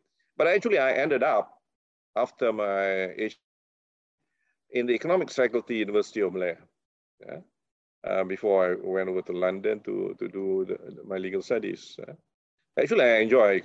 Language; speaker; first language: English; non-native, local second language; Malay